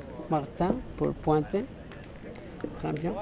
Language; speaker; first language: French; non-native, learner; English